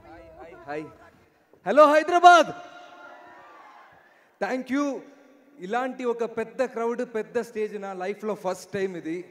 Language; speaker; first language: Telugu; non-native, learner; Malayalam